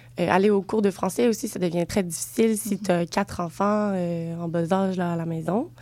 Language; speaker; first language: French; native; French